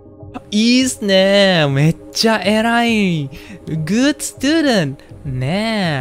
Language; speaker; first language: Japanese; non-native, learner; Indonesian